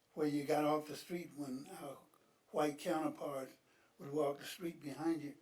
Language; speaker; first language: English; native; English